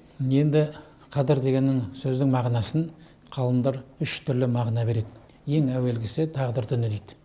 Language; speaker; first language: Kazakh; native; Kazakh